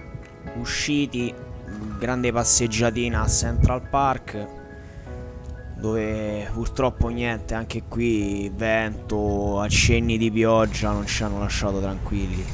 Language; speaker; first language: Italian; native; Italian